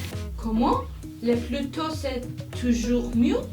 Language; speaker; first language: French; non-native, learner; Armenian